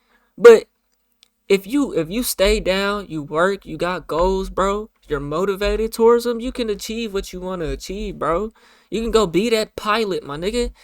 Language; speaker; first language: English; native; English